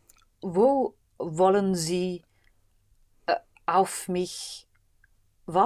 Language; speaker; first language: German; non-native, learner; English